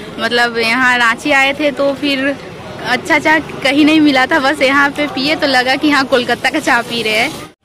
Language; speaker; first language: Hindi; non-native, local second language; Bangla